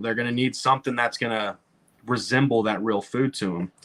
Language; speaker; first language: English; native; English